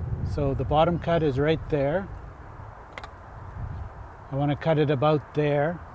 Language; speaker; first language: English; native; English